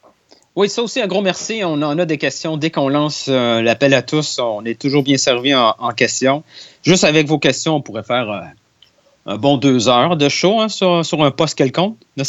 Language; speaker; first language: French; native; French